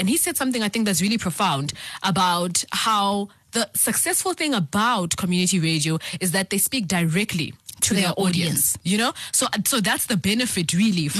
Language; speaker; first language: English; non-native, local second language; Zulu